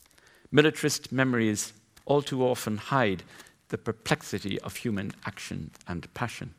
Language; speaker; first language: English; native; English